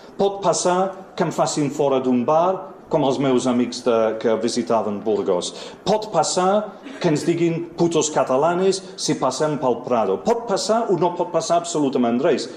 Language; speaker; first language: Catalan; non-native, fluent; English